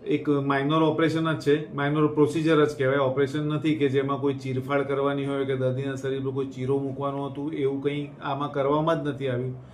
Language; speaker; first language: Gujarati; native; Gujarati